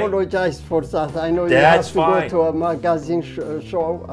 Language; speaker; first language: English; non-native, learner; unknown